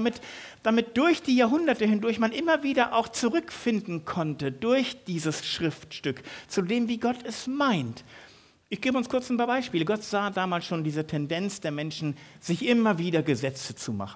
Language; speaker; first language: German; native; German